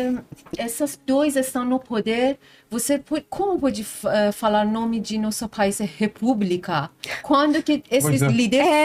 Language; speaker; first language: Portuguese; non-native, learner; Persian